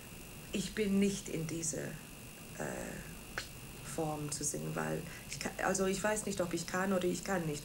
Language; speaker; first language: German; non-native, fluent; Welsh